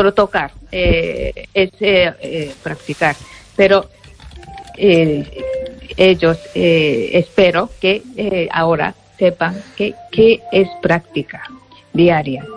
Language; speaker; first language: Spanish; non-native, fluent; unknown